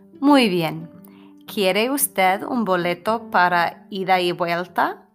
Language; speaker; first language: Spanish; non-native, fluent; English